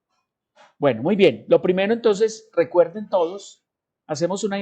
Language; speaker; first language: Spanish; native; Spanish